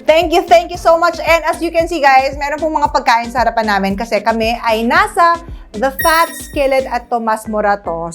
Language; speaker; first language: Filipino; native; Filipino